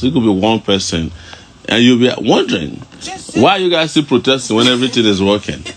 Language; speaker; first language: English; non-native, local second language; Yoruba